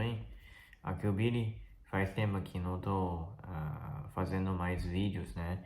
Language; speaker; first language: Portuguese; non-native, fluent; Chinese